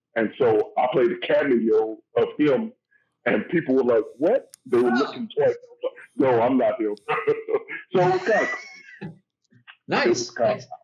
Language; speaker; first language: English; native; English